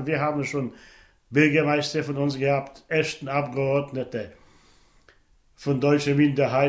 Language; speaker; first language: German; non-native, local second language; Polish